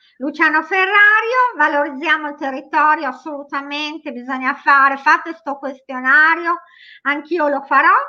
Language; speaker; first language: Italian; native; Italian